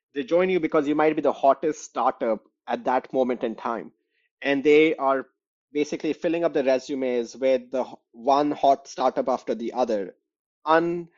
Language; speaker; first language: English; non-native, local second language; Hindi